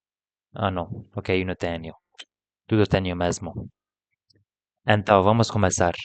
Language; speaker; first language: Portuguese; non-native, learner; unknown